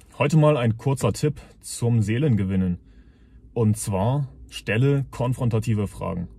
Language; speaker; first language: German; native; German